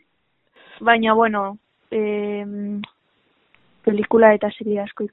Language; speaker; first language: Basque; non-native, local second language; Spanish